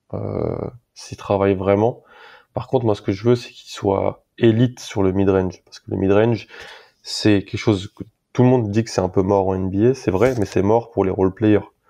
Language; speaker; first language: French; native; French